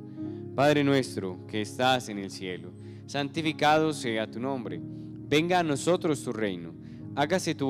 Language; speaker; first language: Spanish; native; Spanish